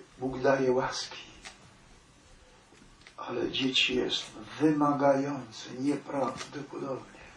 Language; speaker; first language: Polish; native; Polish